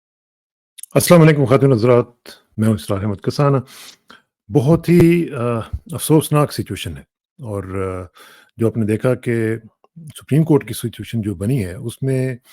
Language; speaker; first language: Urdu; native; Urdu